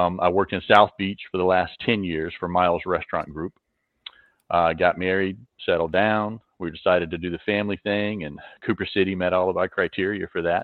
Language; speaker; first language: English; native; English